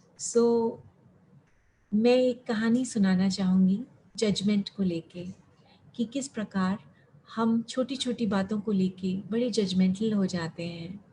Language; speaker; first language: Hindi; early bilingual, heritage; Hindi